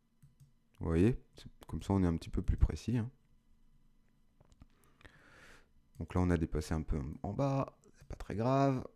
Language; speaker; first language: French; native; French